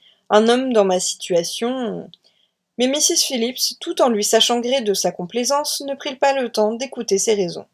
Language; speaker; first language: French; native; French